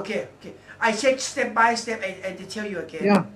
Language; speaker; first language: English; non-native, learner; Thai